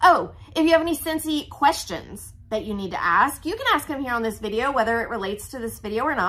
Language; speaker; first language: English; native; English